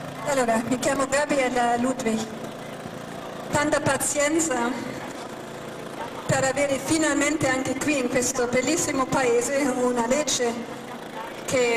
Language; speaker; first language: Italian; non-native, fluent; German